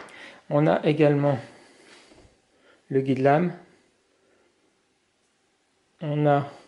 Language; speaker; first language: French; native; French